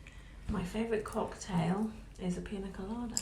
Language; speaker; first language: English; native; English